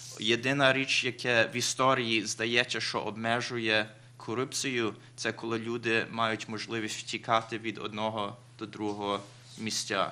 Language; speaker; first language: Ukrainian; early bilingual, heritage; Ukrainian